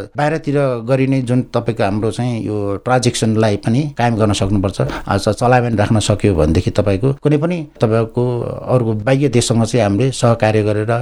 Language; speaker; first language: Nepali; non-native, local second language; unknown